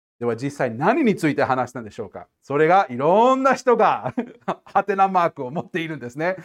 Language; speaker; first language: Japanese; non-native, fluent; English